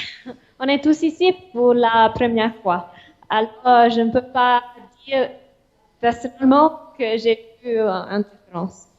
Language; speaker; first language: French; non-native, learner; English